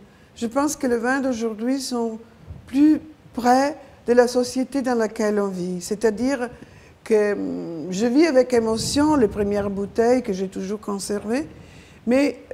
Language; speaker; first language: French; non-native, fluent; Italian